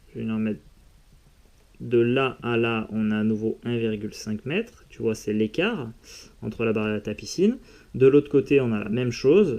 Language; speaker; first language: French; native; French